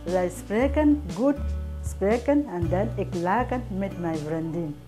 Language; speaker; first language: Dutch; non-native, learner; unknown